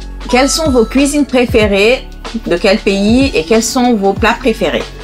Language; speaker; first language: French; non-native, local second language; Wolof